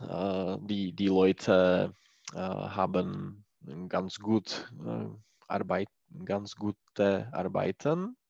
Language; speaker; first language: German; non-native, learner; Czech